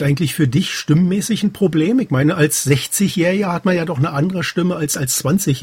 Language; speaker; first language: German; native; German